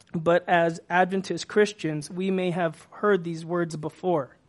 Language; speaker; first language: English; native; English